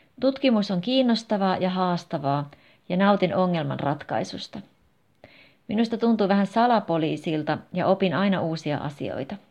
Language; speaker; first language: Finnish; non-native, fluent; English